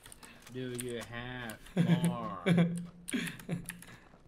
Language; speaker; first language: English; non-native, learner; Thai